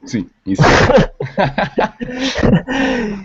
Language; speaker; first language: Portuguese; non-native, fluent; English